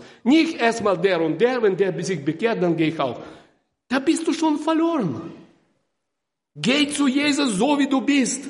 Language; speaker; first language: German; non-native, fluent; Russian